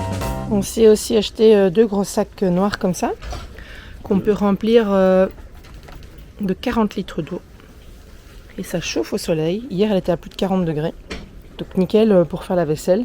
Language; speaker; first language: French; native; French